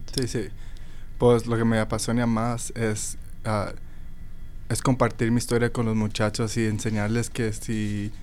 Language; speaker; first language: Spanish; early bilingual, heritage; Spanish